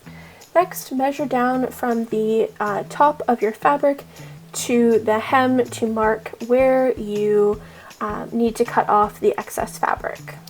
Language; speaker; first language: English; native; English